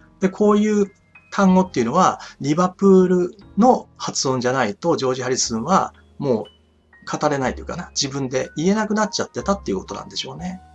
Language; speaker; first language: Japanese; native; Japanese